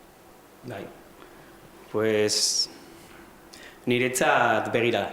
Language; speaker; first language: Basque; non-native, local second language; Spanish